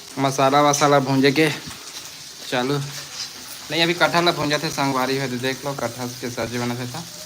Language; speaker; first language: Hindi; native; Hindi